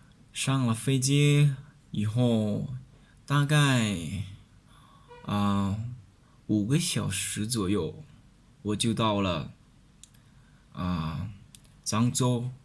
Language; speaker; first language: Chinese; non-native, learner; Lao